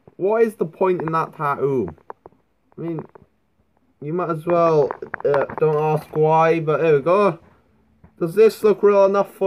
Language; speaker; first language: English; native; English